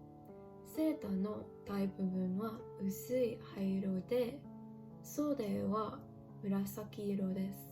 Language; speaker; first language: Japanese; non-native, learner; English